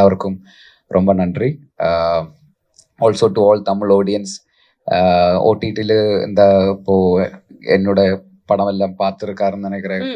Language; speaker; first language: Tamil; non-native, local second language; Malayalam